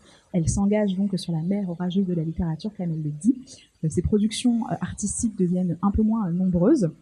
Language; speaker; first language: French; native; French